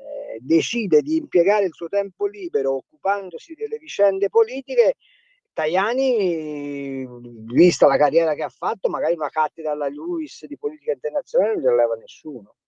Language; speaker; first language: Italian; native; Italian